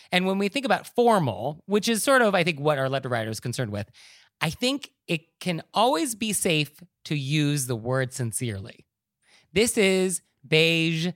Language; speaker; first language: English; native; English